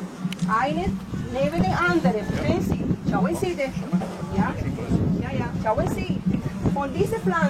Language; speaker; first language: German; non-native, fluent; French